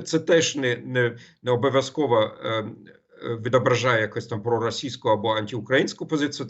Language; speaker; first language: Ukrainian; non-native, fluent; German